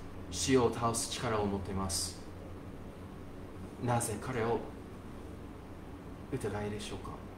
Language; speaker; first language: Japanese; non-native, fluent; English